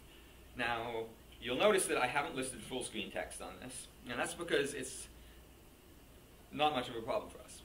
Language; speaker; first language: English; native; English